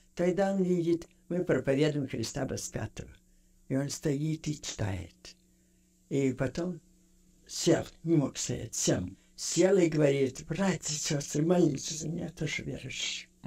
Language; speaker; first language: Russian; native; Russian